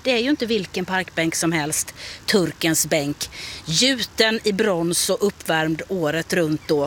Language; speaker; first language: Swedish; native; Swedish